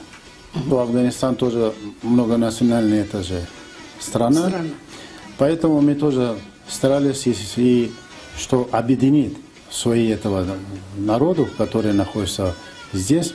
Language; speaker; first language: Russian; non-native, fluent; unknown